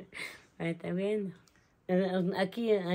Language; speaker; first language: Spanish; non-native, local second language; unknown